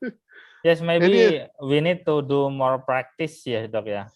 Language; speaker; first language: English; non-native, fluent; Indonesian